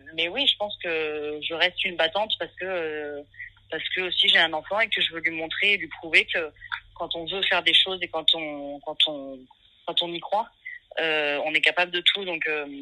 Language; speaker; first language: French; native; French